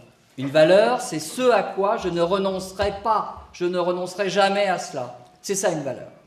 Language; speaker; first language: French; native; French